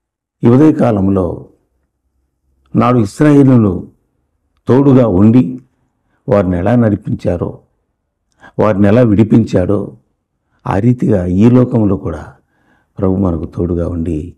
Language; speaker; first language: Telugu; native; Telugu